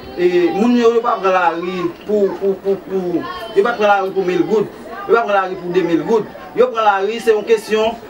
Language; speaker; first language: Haitian Creole; native; Haitian Creole